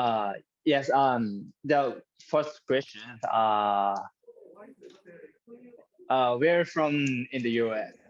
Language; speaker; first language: English; non-native, learner; Japanese